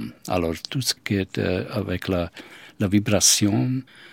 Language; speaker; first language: French; non-native, fluent; Hungarian